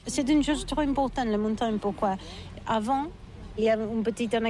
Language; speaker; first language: French; non-native, learner; Catalan